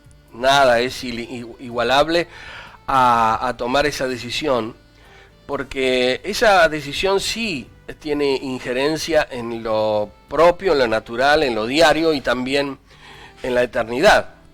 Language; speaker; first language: Spanish; native; Spanish